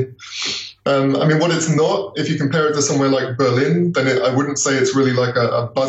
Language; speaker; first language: English; native; English